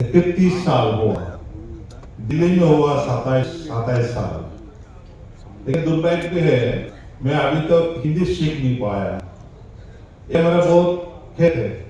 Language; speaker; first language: Hindi; non-native, learner; Bangla